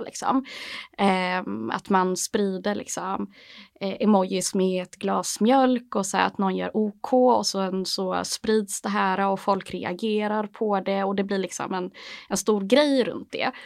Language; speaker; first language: Swedish; native; Swedish